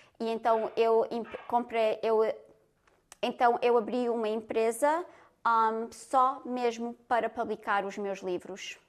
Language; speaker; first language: Portuguese; early bilingual, heritage; Portuguese